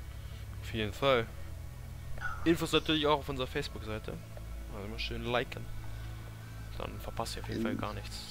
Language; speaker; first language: German; native; German